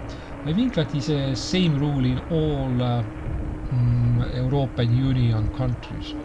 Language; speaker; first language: English; non-native, learner; Estonian